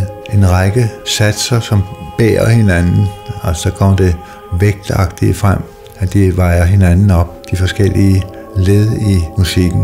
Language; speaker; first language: Danish; native; Danish